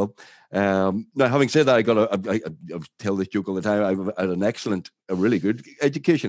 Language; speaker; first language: English; native; English